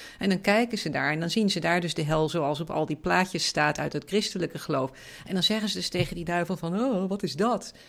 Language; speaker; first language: Dutch; native; Dutch